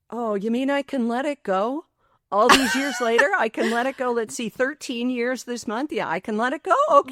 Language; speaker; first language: English; native; English